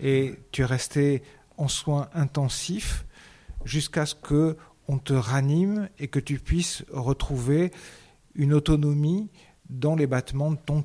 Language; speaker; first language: French; native; French